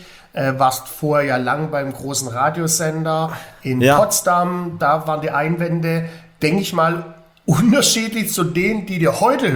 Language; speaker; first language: German; native; German